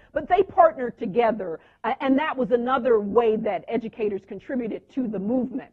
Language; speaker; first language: English; native; English